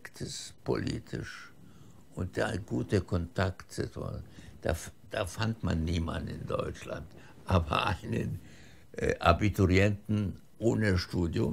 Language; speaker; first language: German; early bilingual, heritage; German